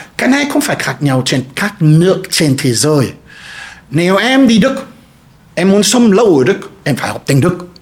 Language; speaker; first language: Vietnamese; non-native, fluent; German